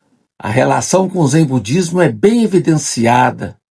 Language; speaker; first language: Portuguese; native; Portuguese